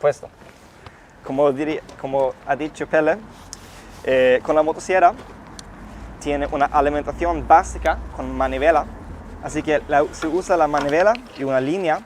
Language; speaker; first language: Spanish; non-native, fluent; Swedish